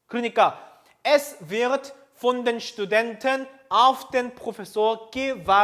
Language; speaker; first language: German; non-native, fluent; Korean